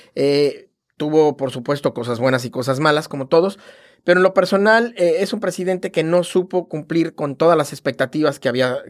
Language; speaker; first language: Spanish; native; Spanish